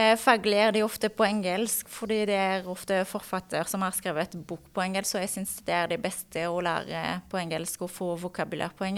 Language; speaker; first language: Norwegian; non-native, fluent; French